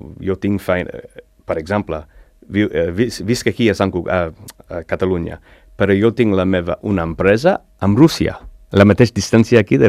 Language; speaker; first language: Catalan; non-native, learner; English